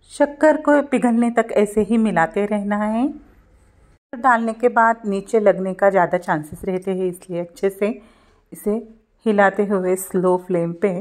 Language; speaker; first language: Hindi; non-native, local second language; Marathi